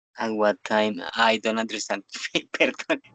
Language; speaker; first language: English; non-native, learner; Spanish